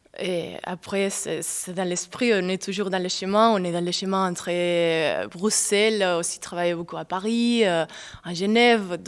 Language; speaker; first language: French; non-native, fluent; Spanish